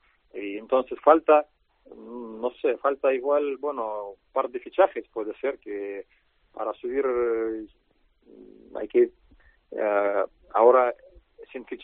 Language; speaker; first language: Spanish; non-native, learner; Russian